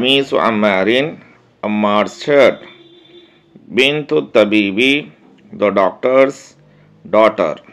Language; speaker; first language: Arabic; non-native, fluent; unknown